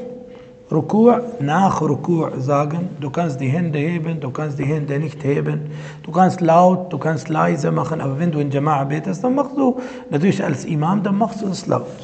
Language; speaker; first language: German; non-native, fluent; Arabic